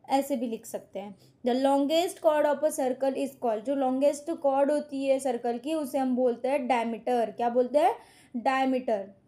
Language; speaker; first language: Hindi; non-native, local second language; Marathi